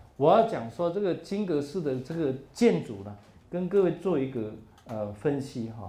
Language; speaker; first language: Chinese; non-native, local second language; Hakka Chinese